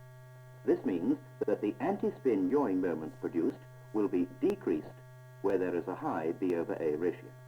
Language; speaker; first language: English; native; English